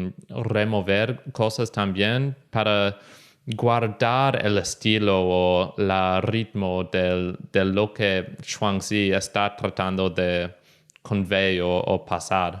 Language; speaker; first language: Spanish; non-native, fluent; English